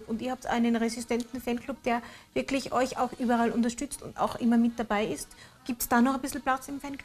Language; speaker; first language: German; native; German